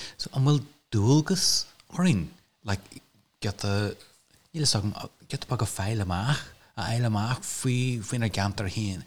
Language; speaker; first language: Irish; non-native, local second language; English